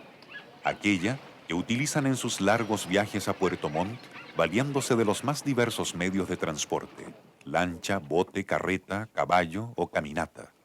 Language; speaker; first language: Spanish; native; Spanish